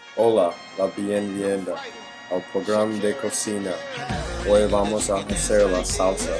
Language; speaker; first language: Spanish; non-native, learner; English